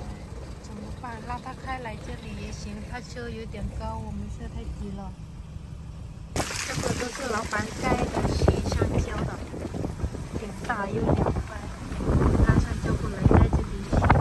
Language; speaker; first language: Chinese; non-native, fluent; Lao